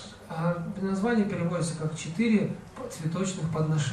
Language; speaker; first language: Russian; native; Russian